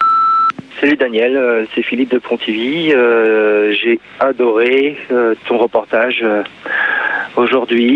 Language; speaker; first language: French; native; French